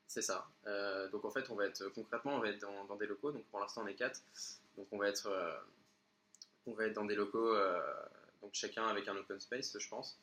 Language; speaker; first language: French; native; French